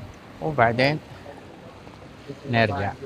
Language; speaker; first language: Arabic; native; Arabic